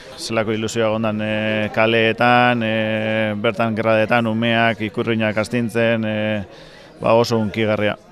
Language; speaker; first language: Basque; native; Basque